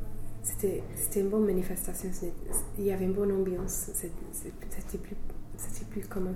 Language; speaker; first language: French; non-native, fluent; English